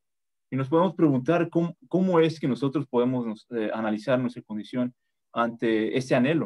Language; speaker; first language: Spanish; native; Spanish